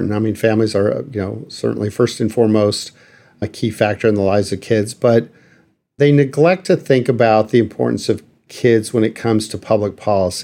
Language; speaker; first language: English; native; English